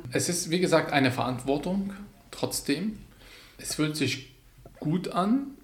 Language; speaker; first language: German; non-native, fluent; Arabic